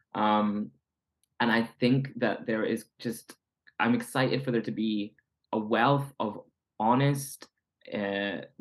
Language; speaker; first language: English; native; English